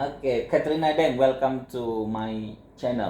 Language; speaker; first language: English; non-native, learner; Indonesian